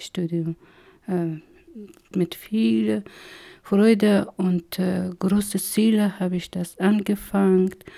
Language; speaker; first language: German; non-native, learner; Persian